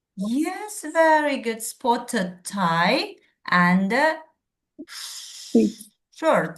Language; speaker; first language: English; non-native, fluent; Kazakh